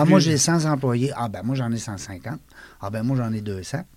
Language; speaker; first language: French; native; French